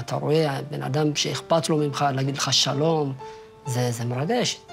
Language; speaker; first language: Hebrew; non-native, fluent; Amharic